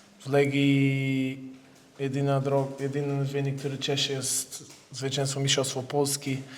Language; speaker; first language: Polish; non-native, fluent; Portuguese